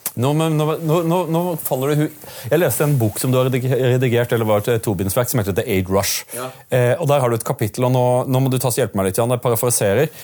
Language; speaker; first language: Norwegian; native; Norwegian